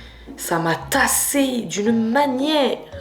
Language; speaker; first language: French; native; French